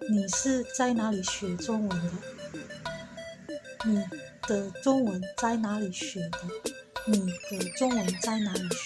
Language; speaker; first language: Chinese; non-native, fluent; Indonesian